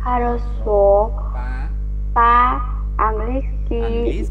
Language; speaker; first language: Russian; non-native, learner; Vietnamese